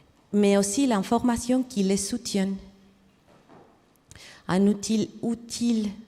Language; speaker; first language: French; non-native, fluent; Spanish